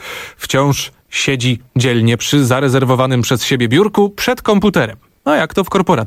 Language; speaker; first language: Polish; native; Polish